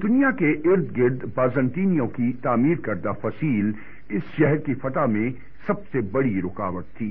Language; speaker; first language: Urdu; native; Urdu